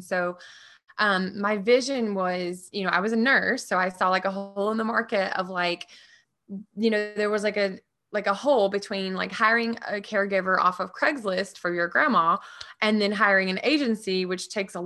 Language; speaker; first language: English; native; English